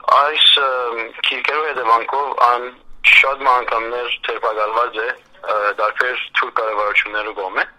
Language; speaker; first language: Armenian; early bilingual, heritage; Armenian